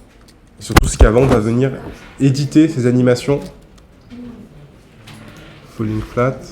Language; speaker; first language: French; native; French